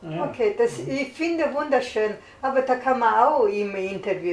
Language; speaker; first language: German; non-native, learner; Italian